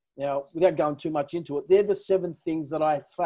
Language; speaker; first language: English; non-native, local second language; Italian